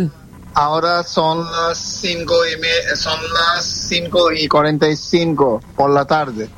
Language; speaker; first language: Spanish; non-native, fluent; Bangla